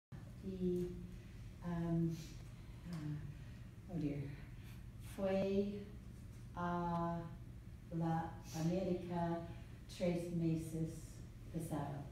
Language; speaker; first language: Spanish; non-native, learner; English